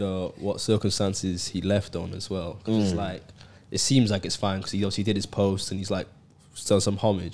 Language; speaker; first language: English; native; English